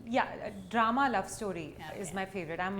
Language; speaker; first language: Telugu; non-native, learner; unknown